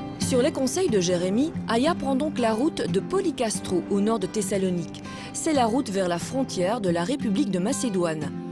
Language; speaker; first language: French; native; French